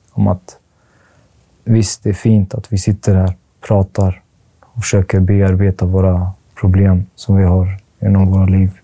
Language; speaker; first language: Swedish; early bilingual, other home language; Arabic